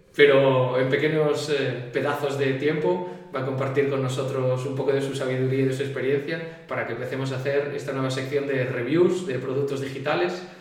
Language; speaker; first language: Spanish; native; Spanish